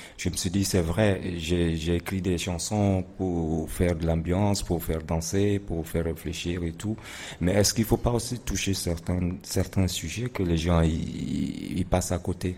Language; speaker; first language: French; non-native, local second language; Fula